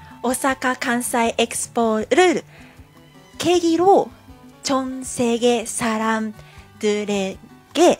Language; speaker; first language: Korean; non-native, learner; Japanese